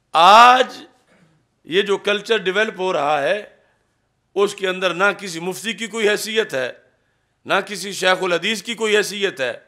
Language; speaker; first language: Urdu; non-native, local second language; Punjabi